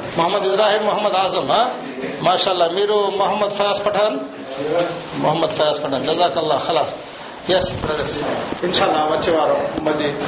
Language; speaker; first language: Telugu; non-native, local second language; Urdu